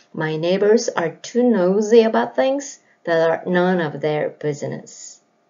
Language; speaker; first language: English; non-native, fluent; Korean